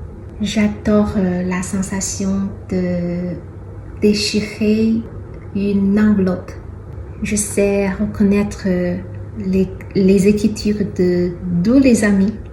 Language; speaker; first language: French; non-native, fluent; Chinese